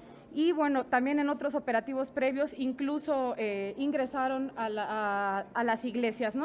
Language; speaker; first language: Spanish; native; Spanish